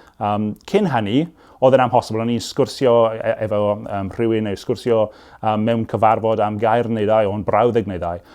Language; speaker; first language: Welsh; non-native, local second language; English